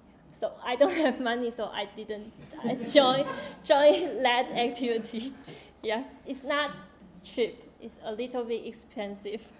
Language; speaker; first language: English; non-native, learner; Chinese